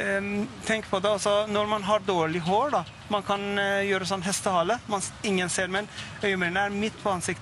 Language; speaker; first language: Norwegian; non-native, fluent; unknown